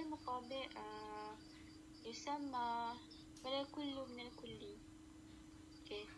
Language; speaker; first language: Arabic; non-native, learner; Malay